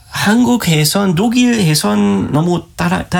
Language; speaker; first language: Korean; non-native, learner; German